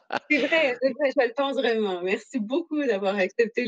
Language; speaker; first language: French; native; French